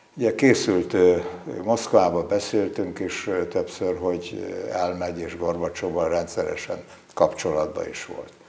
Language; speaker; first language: Hungarian; native; Hungarian